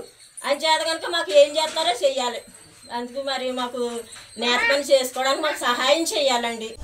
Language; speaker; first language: Telugu; native; Telugu